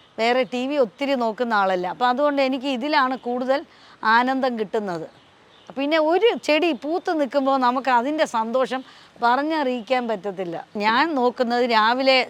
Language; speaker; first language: Malayalam; non-native, local second language; Tamil